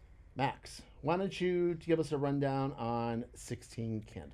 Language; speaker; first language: English; native; English